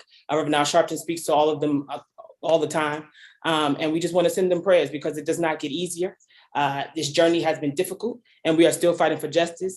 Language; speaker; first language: English; native; English